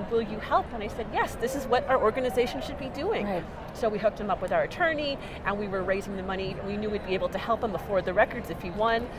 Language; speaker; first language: English; native; English